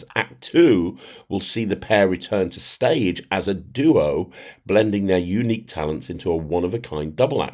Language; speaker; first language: English; native; English